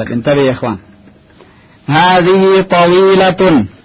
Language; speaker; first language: Arabic; non-native, fluent; Indonesian